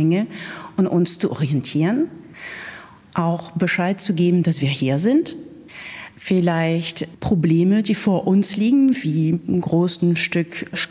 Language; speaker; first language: German; non-native, fluent; French